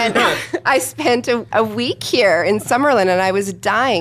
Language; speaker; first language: English; non-native, fluent; Ukrainian